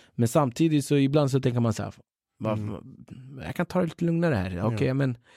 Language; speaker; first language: Swedish; early bilingual, other home language; Central Kurdish